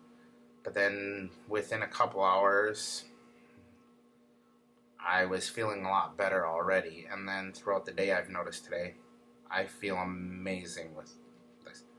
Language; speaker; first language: English; native; English